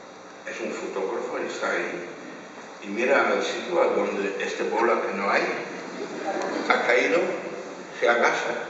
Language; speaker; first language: Spanish; non-native, fluent; Dutch